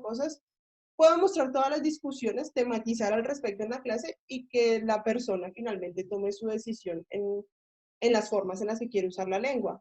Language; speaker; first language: Spanish; native; Spanish